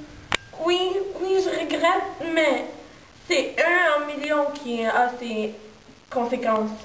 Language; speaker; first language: French; non-native, local second language; English